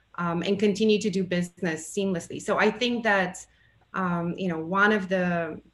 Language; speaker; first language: English; non-native, fluent; Bulgarian